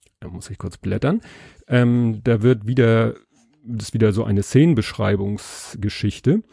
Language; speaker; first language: German; native; German